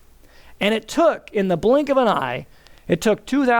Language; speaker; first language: English; native; English